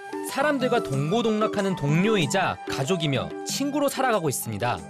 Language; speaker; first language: Korean; native; Korean